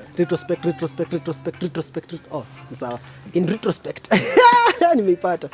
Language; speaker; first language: Swahili; native; Swahili